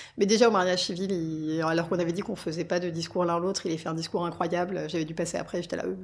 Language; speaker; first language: French; native; French